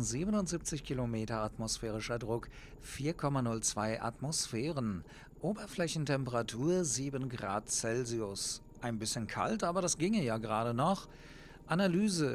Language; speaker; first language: German; native; German